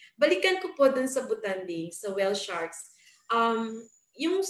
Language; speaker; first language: Filipino; non-native, local second language; Bikol